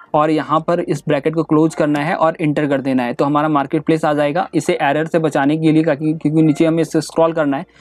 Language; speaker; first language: Hindi; native; Hindi